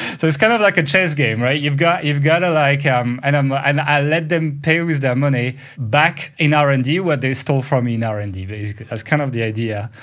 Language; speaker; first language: English; non-native, fluent; French